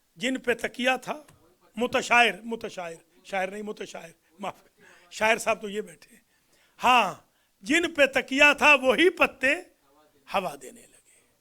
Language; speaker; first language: Urdu; native; Urdu